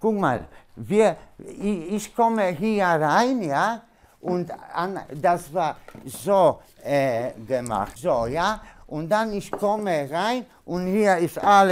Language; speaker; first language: German; non-native, learner; Polish